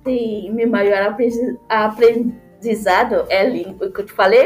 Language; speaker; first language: Portuguese; non-native, learner; Haitian Creole